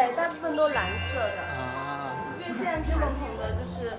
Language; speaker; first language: Chinese; native; Chinese